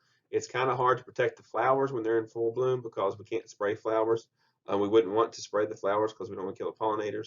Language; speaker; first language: English; native; English